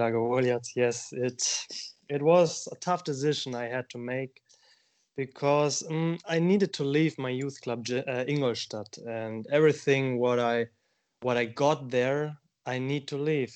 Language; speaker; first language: English; non-native, fluent; German